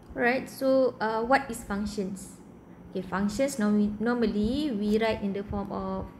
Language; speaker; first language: English; non-native, local second language; Malay